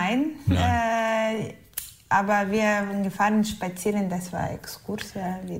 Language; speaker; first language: German; non-native, learner; Ukrainian